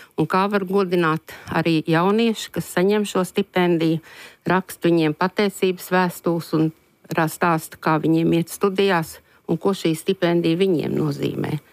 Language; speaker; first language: Latvian; native; Latvian